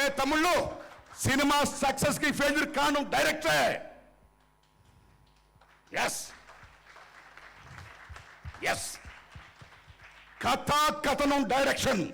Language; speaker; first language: Telugu; native; Telugu